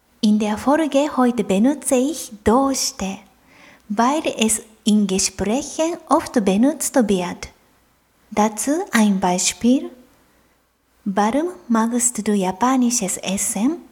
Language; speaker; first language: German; non-native, fluent; Japanese